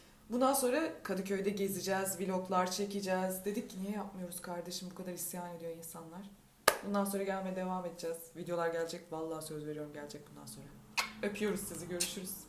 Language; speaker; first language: Turkish; native; Turkish